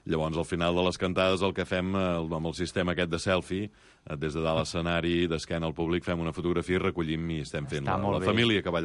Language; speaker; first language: Catalan; native; Catalan